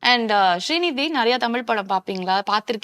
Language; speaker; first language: Tamil; native; Tamil